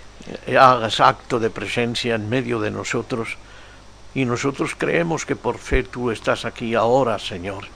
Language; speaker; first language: Spanish; native; Spanish